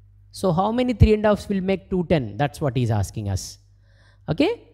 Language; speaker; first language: English; non-native, local second language; Telugu